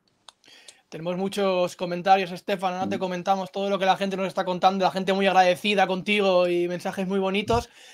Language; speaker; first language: Spanish; native; Spanish